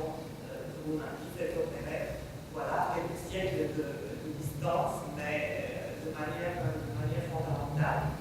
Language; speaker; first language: French; non-native, fluent; Romanian